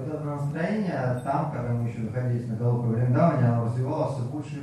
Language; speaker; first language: Russian; native; Russian